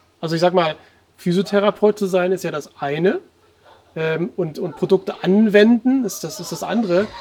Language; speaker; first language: German; native; German